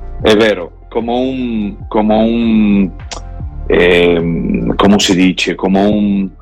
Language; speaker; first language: Italian; non-native, learner; Spanish